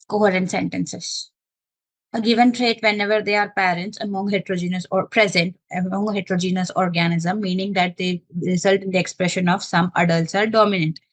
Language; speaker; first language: English; non-native, local second language; Malayalam